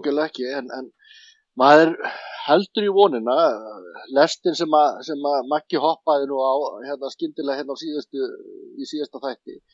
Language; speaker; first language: Icelandic; native; Icelandic